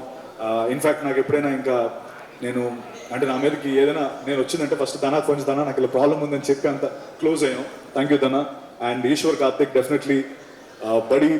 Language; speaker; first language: Telugu; native; Telugu